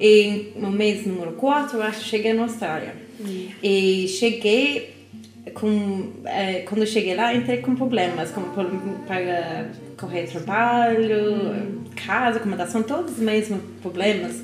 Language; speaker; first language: Portuguese; non-native, learner; English